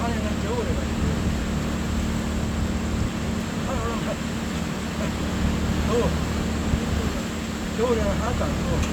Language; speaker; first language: Korean; non-native, learner; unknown